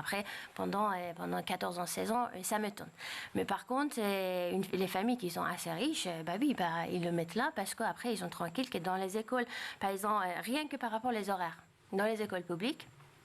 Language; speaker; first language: French; non-native, fluent; Persian